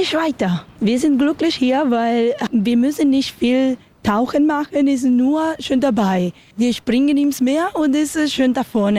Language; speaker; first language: German; non-native, learner; Spanish